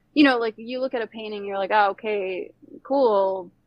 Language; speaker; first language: English; early bilingual, other home language; Bosnian